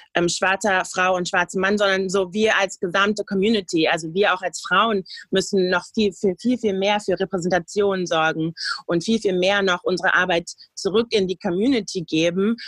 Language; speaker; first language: German; native; German